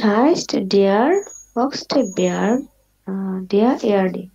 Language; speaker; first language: German; non-native, learner; Bangla